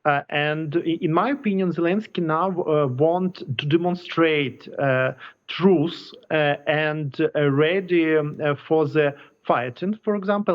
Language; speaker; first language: English; non-native, learner; Ukrainian